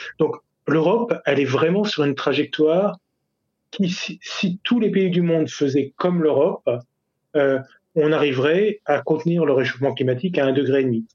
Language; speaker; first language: French; native; French